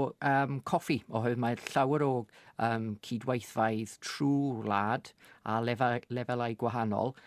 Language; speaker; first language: Welsh; non-native, fluent; English